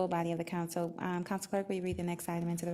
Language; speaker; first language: English; native; English